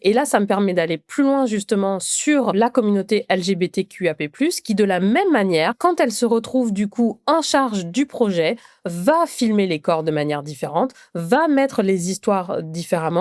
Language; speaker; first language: French; native; French